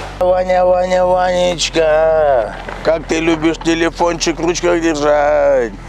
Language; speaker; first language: Russian; native; Russian